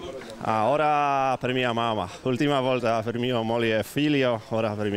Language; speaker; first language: Italian; non-native, learner; Polish